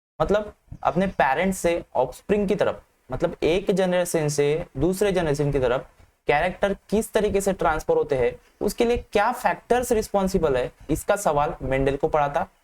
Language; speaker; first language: Hindi; non-native, local second language; Marathi